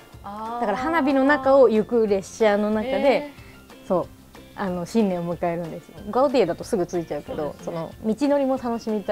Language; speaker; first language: Japanese; native; Japanese